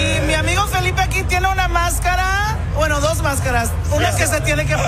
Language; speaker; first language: Spanish; early bilingual, heritage; Spanish